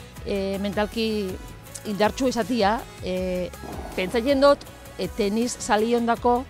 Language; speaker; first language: Basque; native; Basque